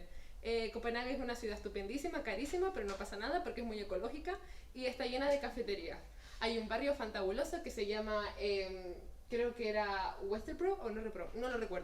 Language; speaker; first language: Spanish; native; Spanish